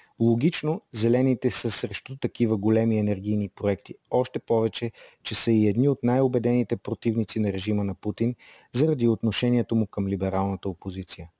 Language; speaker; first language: Bulgarian; native; Bulgarian